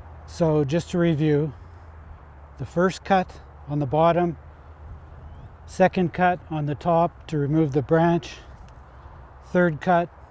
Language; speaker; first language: English; native; English